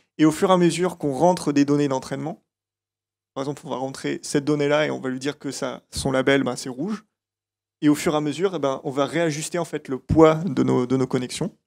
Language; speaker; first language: French; native; French